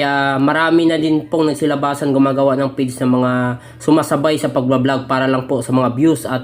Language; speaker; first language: Filipino; native; Filipino